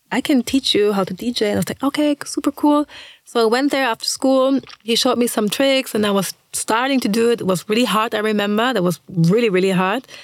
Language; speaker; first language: English; early bilingual, other home language; German